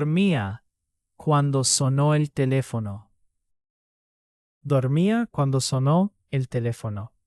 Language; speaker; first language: Spanish; non-native, fluent; English